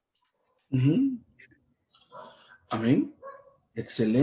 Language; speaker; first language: Spanish; native; Spanish